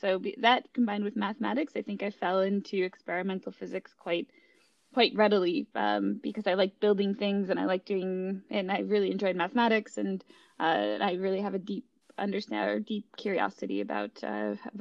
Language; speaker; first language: English; native; English